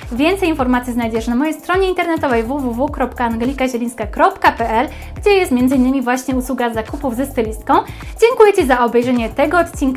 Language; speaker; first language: Polish; native; Polish